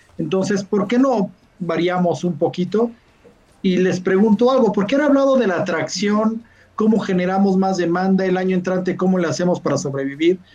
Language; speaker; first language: Spanish; native; Spanish